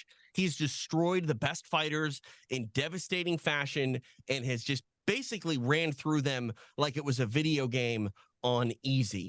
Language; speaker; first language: English; native; English